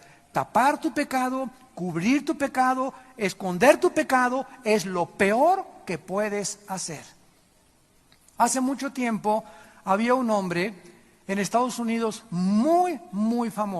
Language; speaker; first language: Spanish; native; Spanish